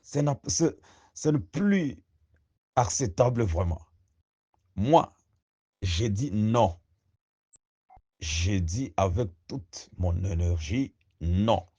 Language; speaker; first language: French; non-native, local second language; Swahili